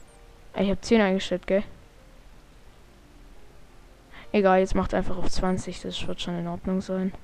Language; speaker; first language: German; native; German